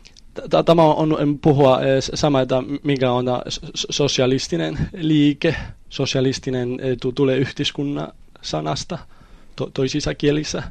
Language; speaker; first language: Finnish; non-native, fluent; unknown